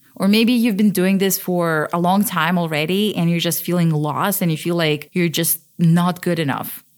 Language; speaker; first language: English; early bilingual, other home language; Russian